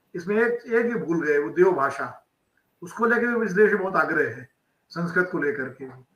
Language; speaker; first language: Hindi; native; Hindi